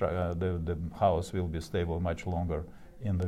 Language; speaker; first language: English; non-native, fluent; Russian